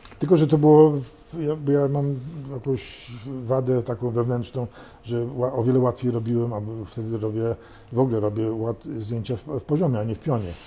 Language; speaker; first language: Polish; early bilingual, heritage; Polish